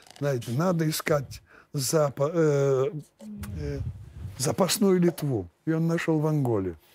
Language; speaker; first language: Russian; non-native, fluent; Lithuanian